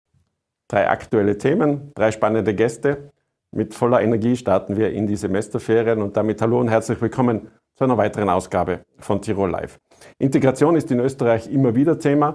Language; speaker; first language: German; native; German